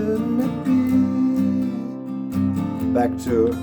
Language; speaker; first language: English; non-native, fluent; German